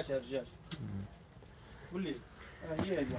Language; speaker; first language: Arabic; native; Arabic